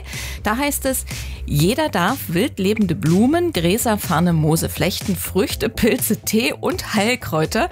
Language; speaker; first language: German; native; German